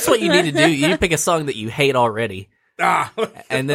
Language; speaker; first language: English; native; English